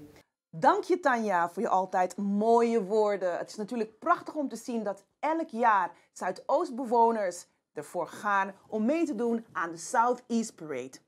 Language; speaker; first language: Dutch; native; Dutch